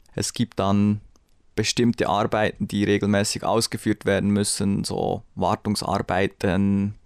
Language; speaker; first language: German; native; German